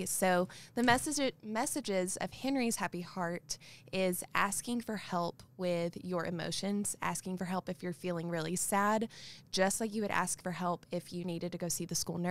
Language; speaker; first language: English; native; English